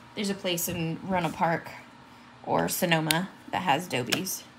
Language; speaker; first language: English; native; English